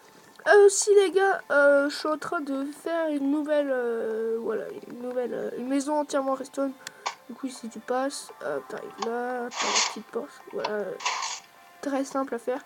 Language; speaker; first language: French; native; French